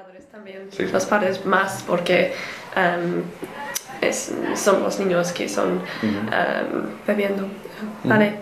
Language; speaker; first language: Spanish; non-native, learner; English